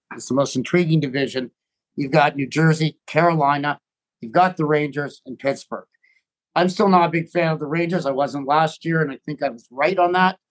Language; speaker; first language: English; native; English